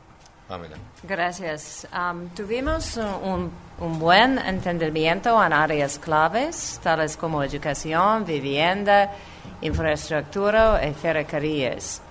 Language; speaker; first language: Spanish; non-native, fluent; English